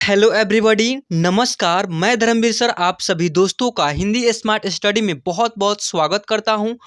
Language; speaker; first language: Hindi; native; Hindi